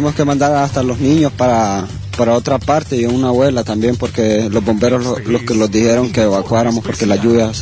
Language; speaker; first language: Spanish; native; Spanish